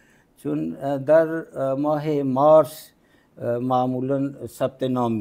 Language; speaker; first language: Persian; non-native, fluent; Punjabi